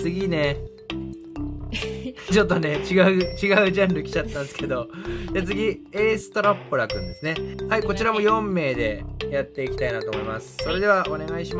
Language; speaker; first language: Japanese; native; Japanese